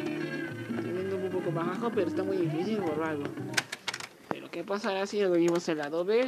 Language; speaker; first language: Spanish; native; Spanish